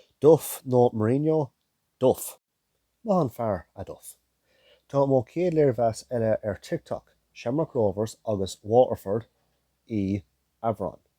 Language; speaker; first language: Irish; non-native, local second language; English